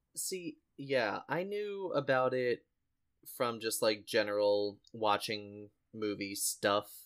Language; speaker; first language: English; native; English